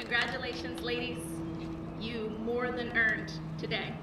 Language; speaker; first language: English; native; English